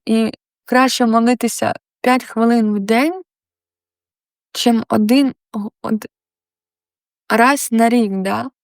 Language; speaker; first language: Ukrainian; non-native, local second language; Russian